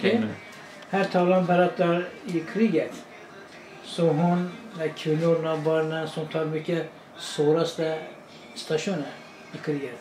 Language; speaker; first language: Swedish; non-native, learner; Kurdish